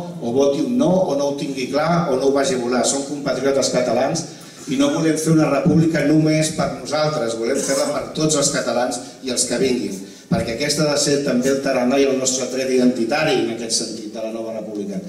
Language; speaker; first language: Catalan; non-native, local second language; Spanish